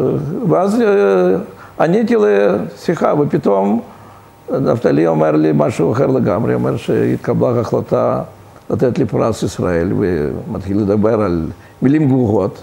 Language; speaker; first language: Hebrew; non-native, fluent; Russian